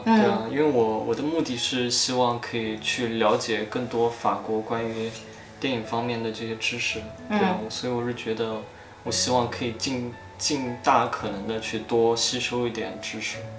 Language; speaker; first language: Chinese; native; Chinese